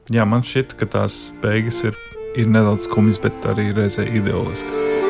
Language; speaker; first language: Latvian; native; Latvian